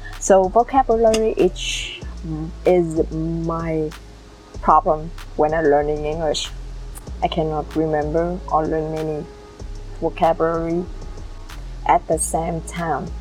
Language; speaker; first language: English; non-native, learner; Vietnamese